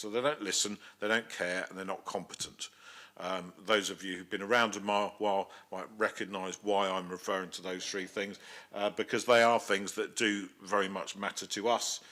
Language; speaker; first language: English; native; English